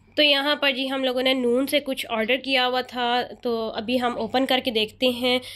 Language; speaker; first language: Urdu; native; Urdu